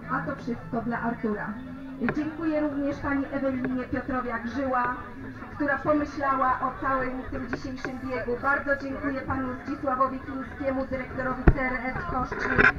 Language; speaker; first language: Polish; native; Polish